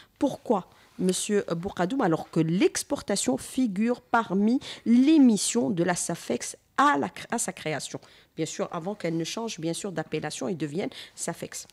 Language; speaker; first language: French; non-native, local second language; Arabic